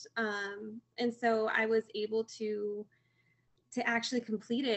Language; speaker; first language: English; native; English